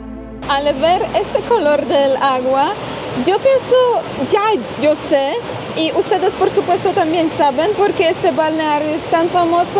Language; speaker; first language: Spanish; non-native, fluent; Polish